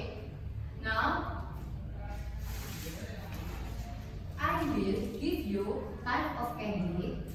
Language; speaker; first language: English; non-native, learner; Indonesian